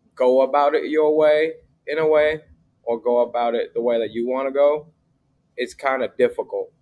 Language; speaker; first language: English; early bilingual, other home language; Vietnamese